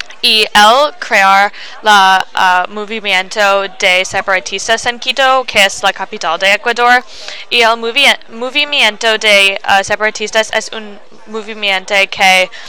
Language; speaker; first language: Spanish; non-native, learner; English